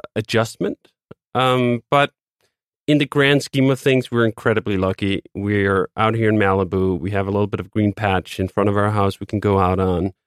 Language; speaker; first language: English; non-native, fluent; Danish